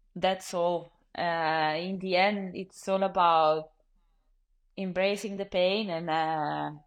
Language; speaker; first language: English; non-native, fluent; Italian